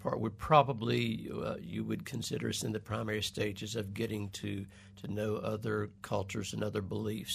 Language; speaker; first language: English; native; English